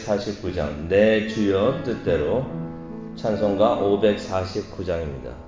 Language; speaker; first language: Korean; native; Korean